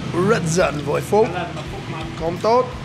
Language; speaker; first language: Vietnamese; non-native, learner; English